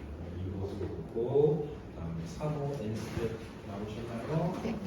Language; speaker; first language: Korean; native; Korean